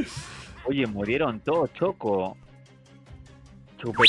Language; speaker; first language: Spanish; native; Spanish